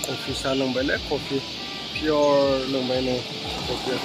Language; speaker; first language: Hindi; non-native, local second language; Bodo